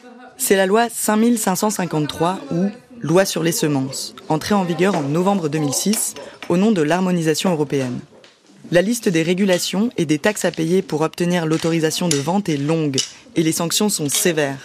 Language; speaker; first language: French; native; French